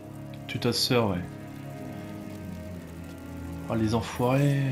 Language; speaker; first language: French; native; French